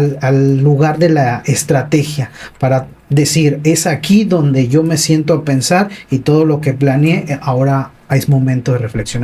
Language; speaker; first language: Spanish; native; Spanish